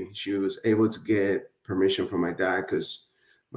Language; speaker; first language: English; early bilingual, other home language; Spanish